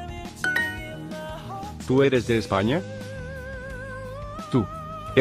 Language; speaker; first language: Spanish; non-native, learner; Filipino